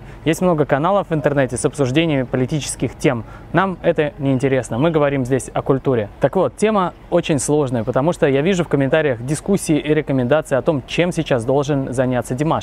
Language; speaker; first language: Russian; native; Russian